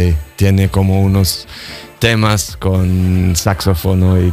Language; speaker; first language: Spanish; non-native, fluent; English